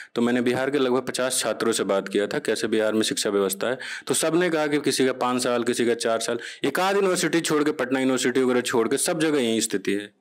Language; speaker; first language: Hindi; native; Hindi